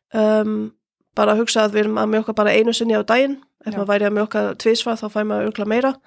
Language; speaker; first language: Icelandic; non-native, fluent; German